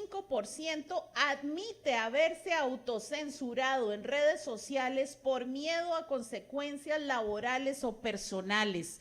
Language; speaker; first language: Spanish; native; Spanish